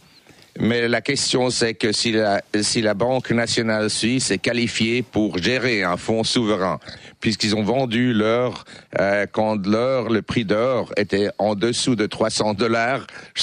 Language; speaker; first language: French; non-native, local second language; Swiss German